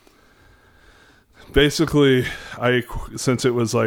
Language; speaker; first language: English; native; English